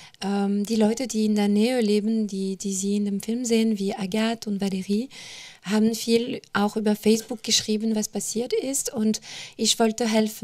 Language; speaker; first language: German; non-native, fluent; French